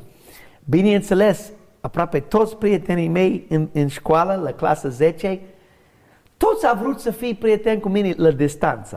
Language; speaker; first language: Romanian; non-native, learner; English